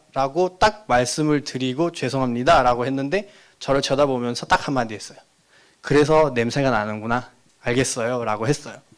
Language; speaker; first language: Korean; non-native, fluent; Nepali